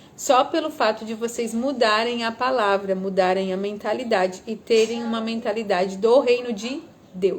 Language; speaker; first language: Portuguese; native; Portuguese